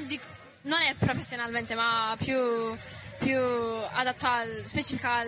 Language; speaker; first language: Italian; non-native, fluent; English